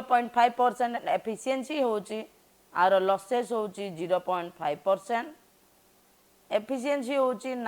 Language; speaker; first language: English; non-native, local second language; Odia